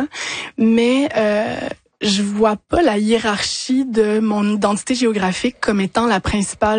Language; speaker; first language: French; native; French